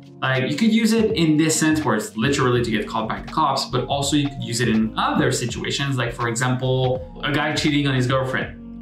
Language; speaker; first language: English; non-native, fluent; French